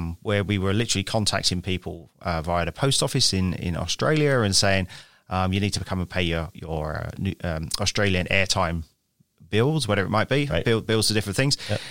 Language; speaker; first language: English; native; English